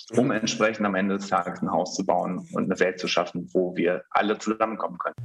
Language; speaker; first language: German; native; German